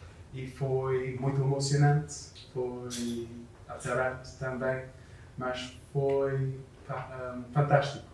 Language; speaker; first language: Portuguese; non-native, learner; English